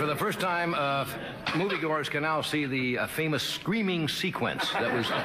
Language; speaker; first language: English; native; English